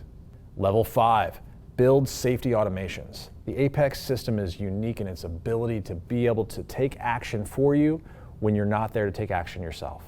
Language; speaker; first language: English; native; English